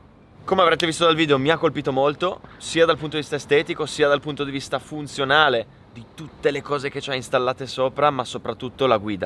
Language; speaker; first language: Italian; native; Italian